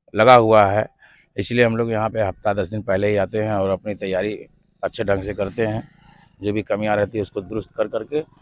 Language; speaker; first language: Hindi; native; Hindi